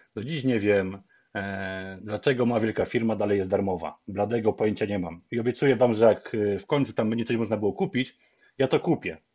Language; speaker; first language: Polish; native; Polish